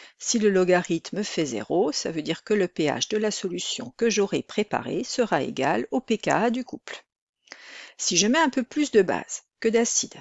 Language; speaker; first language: French; native; French